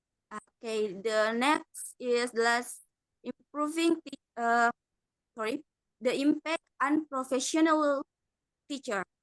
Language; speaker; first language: English; non-native, learner; Indonesian